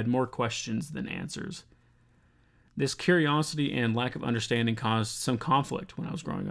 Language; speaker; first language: English; native; English